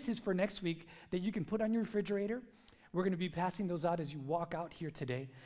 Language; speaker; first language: English; native; English